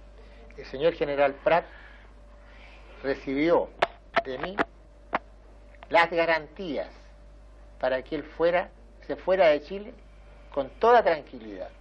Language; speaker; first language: Spanish; native; Spanish